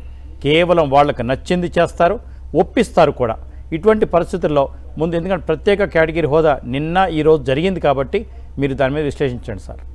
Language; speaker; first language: Telugu; native; Telugu